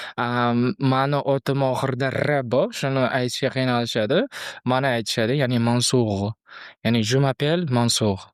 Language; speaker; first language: Uzbek; native; Uzbek